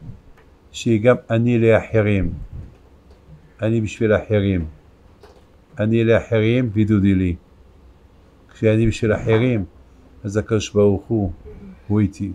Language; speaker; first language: Hebrew; non-native, fluent; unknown